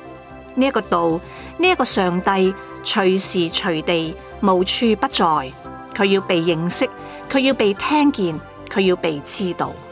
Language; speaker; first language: Chinese; non-native, local second language; Cantonese